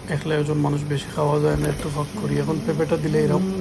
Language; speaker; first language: Bangla; non-native, local second language; Sylheti